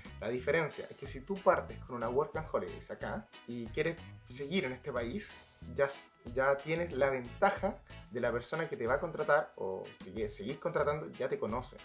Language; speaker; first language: Spanish; native; Spanish